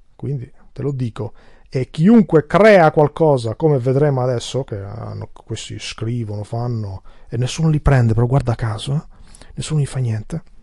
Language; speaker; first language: Italian; early bilingual, other home language; Albanian